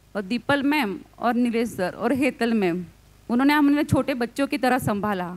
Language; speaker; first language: Hindi; non-native, local second language; Gujarati